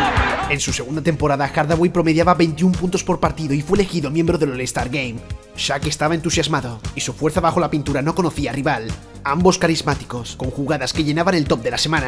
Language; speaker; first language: Spanish; native; Spanish